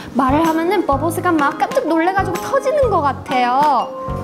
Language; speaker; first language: Korean; native; Korean